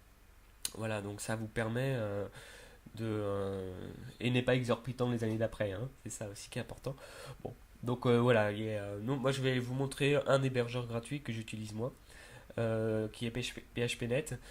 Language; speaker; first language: French; native; French